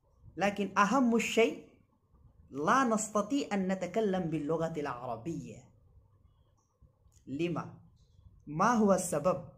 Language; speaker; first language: Arabic; non-native, learner; Bangla